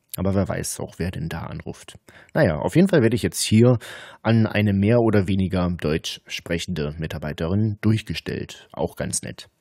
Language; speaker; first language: German; native; German